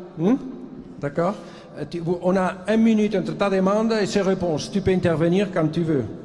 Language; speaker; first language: French; non-native, fluent; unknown